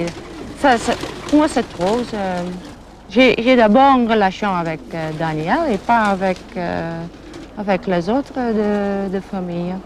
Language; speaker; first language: French; non-native, fluent; German